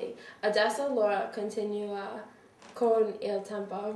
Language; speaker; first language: Italian; non-native, learner; English